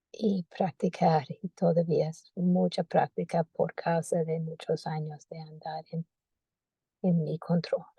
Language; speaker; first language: Spanish; non-native, fluent; English